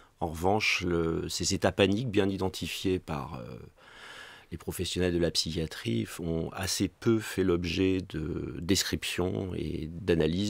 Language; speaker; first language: French; native; French